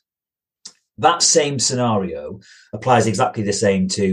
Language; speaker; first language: English; native; English